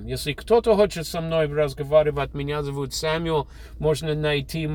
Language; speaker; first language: Russian; non-native, fluent; English